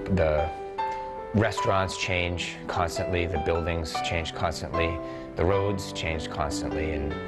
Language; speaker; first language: English; native; English